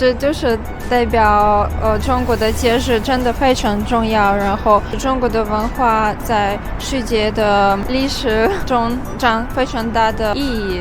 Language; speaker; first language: Chinese; non-native, fluent; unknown